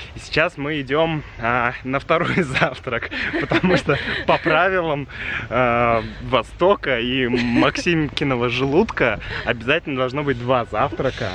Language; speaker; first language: Russian; native; Russian